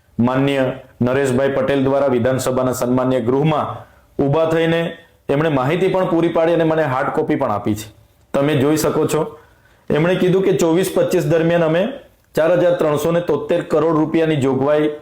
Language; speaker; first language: Gujarati; non-native, local second language; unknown